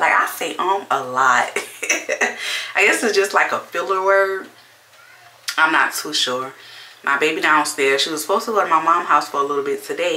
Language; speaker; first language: English; native; English